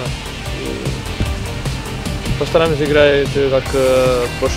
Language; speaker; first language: Russian; non-native, learner; Italian